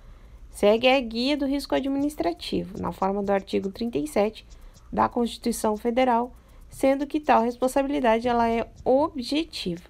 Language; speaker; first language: Portuguese; native; Portuguese